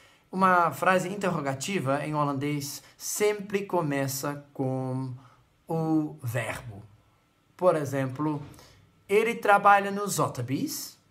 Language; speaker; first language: Portuguese; non-native, fluent; Dutch